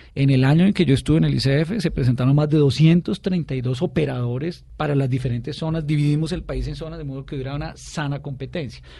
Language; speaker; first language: Spanish; native; Spanish